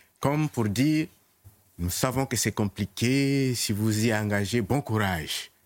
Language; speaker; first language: French; non-native, local second language; Mossi